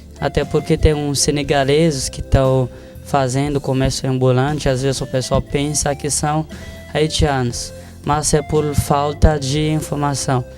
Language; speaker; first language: Portuguese; non-native, fluent; Haitian Creole